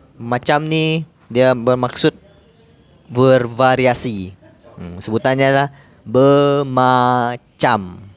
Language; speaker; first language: Malay; non-native, local second language; Iban